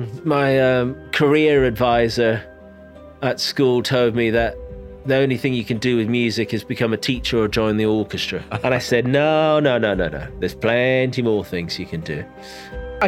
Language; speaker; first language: English; native; English